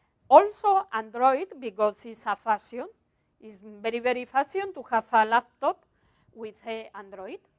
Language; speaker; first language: English; non-native, learner; Spanish